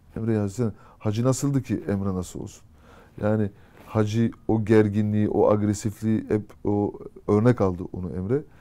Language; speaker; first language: Turkish; early bilingual, heritage; Turkish